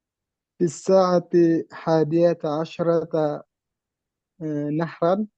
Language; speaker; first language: Arabic; non-native, learner; Indonesian